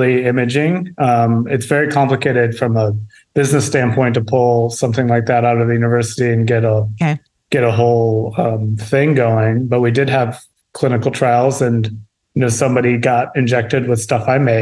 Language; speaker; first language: English; native; English